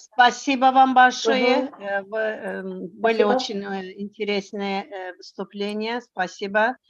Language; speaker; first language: Russian; non-native, learner; Turkish